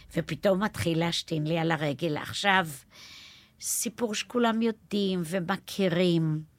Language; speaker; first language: Hebrew; native; Hebrew